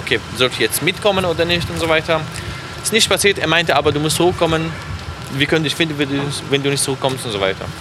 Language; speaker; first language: German; non-native, fluent; Arabic